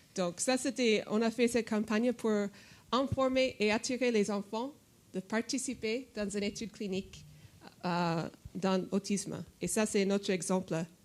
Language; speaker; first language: French; non-native, fluent; English